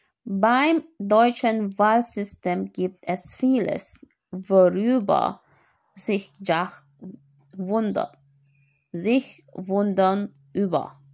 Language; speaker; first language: German; non-native, learner; Filipino